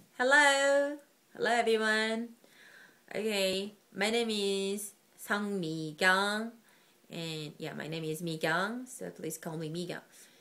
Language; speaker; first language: English; non-native, learner; Korean